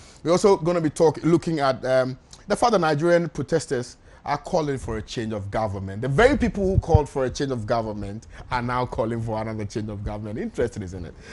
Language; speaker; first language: English; non-native, local second language; Akan